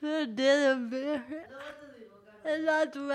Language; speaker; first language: Spanish; non-native, learner; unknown